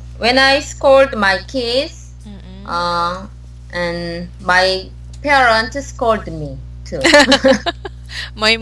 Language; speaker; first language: English; non-native, learner; Korean